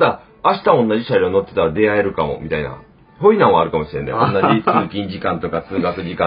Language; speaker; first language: Japanese; native; Japanese